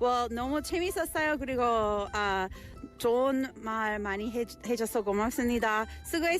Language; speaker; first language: Korean; non-native, learner; English